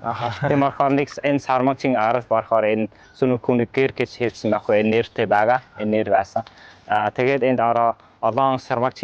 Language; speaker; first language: Mongolian; non-native, learner; Vietnamese